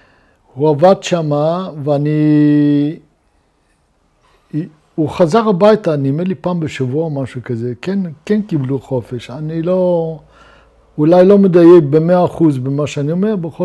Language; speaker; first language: Hebrew; non-native, fluent; Luxembourgish